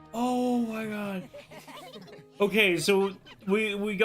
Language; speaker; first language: English; native; English